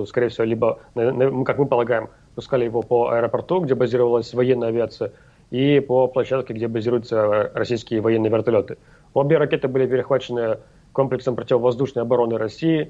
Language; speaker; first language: Russian; native; Russian